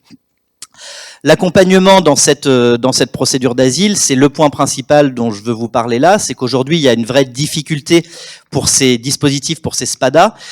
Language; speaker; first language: French; native; French